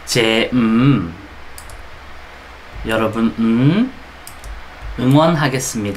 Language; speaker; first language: Korean; non-native, local second language; Indonesian